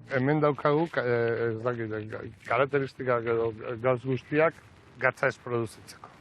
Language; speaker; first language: Basque; native; Basque